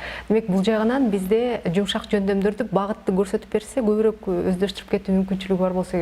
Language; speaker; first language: Kyrgyz; native; Kyrgyz